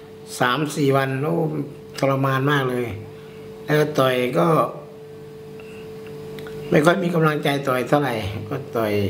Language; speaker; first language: Thai; native; Thai